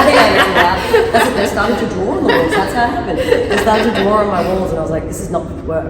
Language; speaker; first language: English; native; English